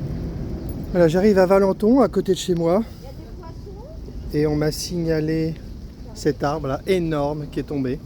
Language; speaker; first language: French; native; French